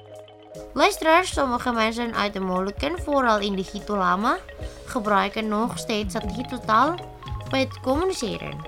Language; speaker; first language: Dutch; non-native, learner; Indonesian